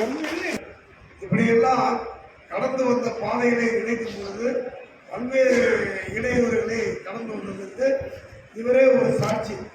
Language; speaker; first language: Tamil; native; Tamil